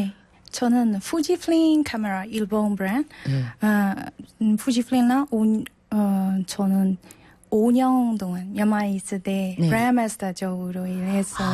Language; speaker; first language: Korean; non-native, learner; Burmese